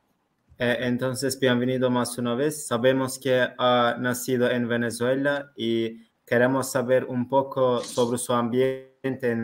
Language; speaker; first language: Spanish; non-native, learner; Turkish